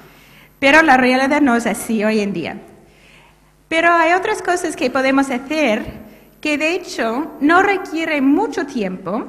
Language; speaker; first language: Spanish; non-native, fluent; English